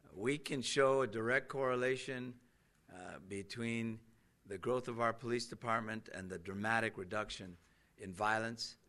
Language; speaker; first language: English; native; English